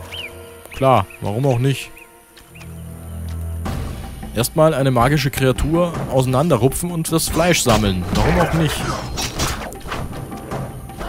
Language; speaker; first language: German; native; German